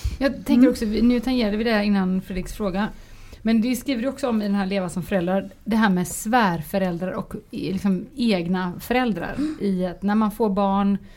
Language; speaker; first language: Swedish; native; Swedish